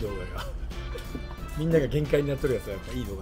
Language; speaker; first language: Japanese; native; Japanese